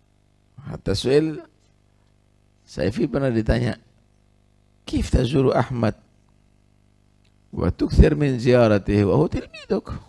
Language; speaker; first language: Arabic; non-native, fluent; Indonesian